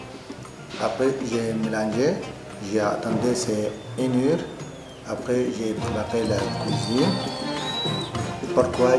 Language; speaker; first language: French; non-native, learner; Somali